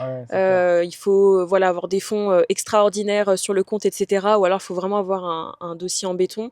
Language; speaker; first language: French; native; French